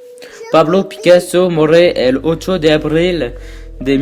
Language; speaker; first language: Spanish; non-native, learner; French